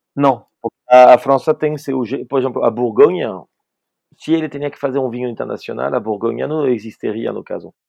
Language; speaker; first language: Portuguese; non-native, fluent; French